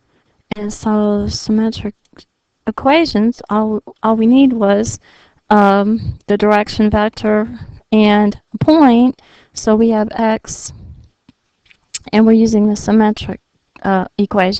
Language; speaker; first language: English; native; English